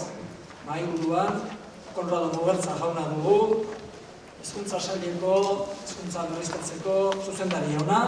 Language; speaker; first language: Basque; native; Basque